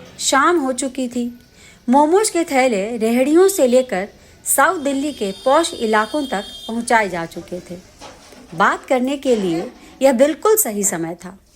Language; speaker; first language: Hindi; native; Hindi